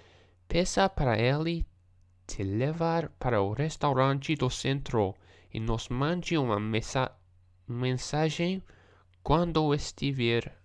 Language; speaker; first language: Portuguese; non-native, learner; English